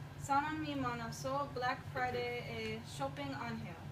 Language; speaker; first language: Korean; non-native, learner; English